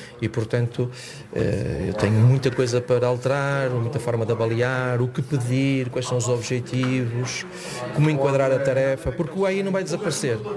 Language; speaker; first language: Portuguese; native; Portuguese